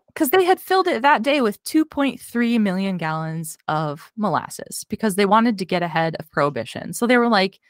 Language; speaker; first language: English; native; English